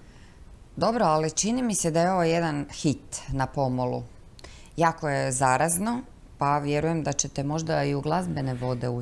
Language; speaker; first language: Croatian; native; Croatian